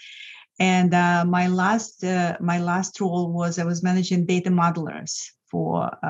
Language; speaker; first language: English; non-native, fluent; Lithuanian